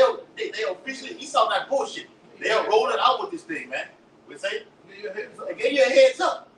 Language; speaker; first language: English; native; English